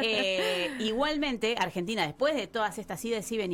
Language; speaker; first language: Spanish; native; Spanish